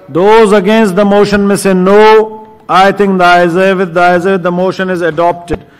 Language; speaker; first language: English; non-native, local second language; Urdu